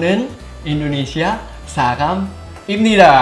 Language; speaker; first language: Korean; non-native, learner; Indonesian